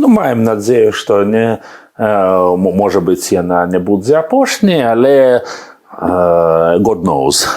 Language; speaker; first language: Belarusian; non-native, learner; Russian